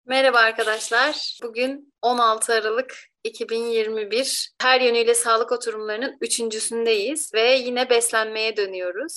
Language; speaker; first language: Turkish; native; Turkish